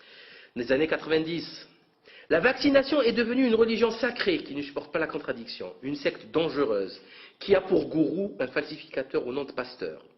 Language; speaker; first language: French; native; French